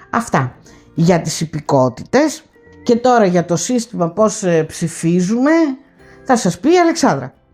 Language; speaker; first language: Greek; native; Greek